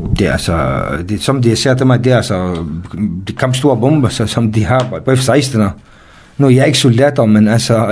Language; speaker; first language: Danish; non-native, fluent; Kurdish